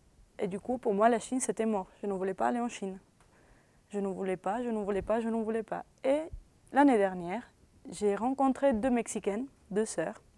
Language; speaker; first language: French; early bilingual, other home language; Spanish